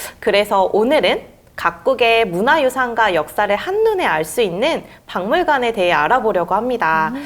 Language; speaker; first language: Korean; native; Korean